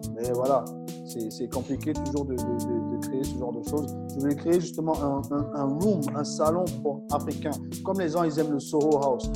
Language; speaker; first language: French; non-native, fluent; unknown